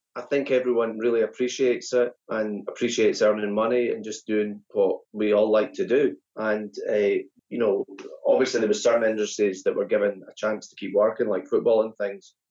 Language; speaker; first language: English; native; English